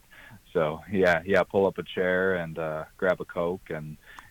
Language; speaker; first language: English; native; English